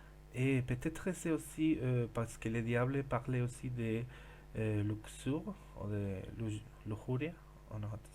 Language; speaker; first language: French; non-native, learner; Spanish